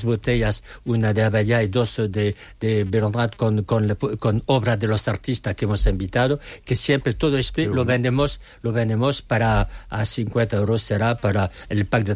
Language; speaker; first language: Spanish; non-native, fluent; French